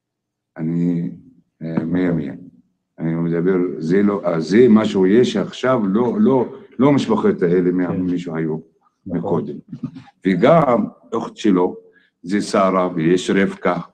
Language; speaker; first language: Hebrew; non-native, local second language; Arabic